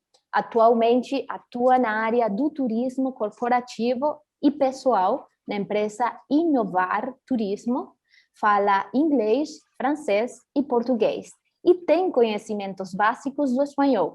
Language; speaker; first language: Portuguese; early bilingual, heritage; Portuguese